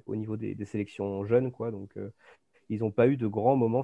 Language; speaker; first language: French; native; French